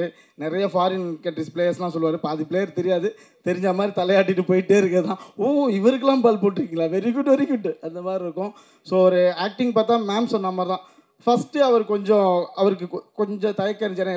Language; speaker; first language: Tamil; native; Tamil